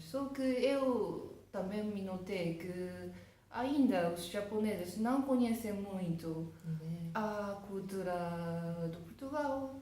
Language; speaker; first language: Portuguese; non-native, fluent; Japanese